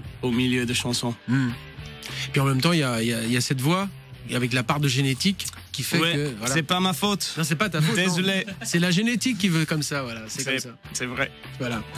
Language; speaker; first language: French; native; French